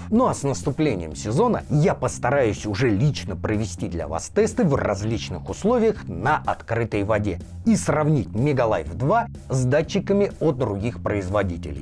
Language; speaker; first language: Russian; native; Russian